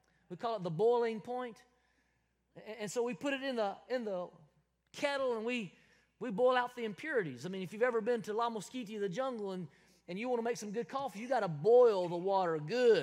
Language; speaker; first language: English; native; English